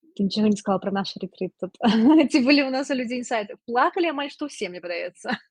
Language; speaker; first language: Belarusian; non-native, local second language; Russian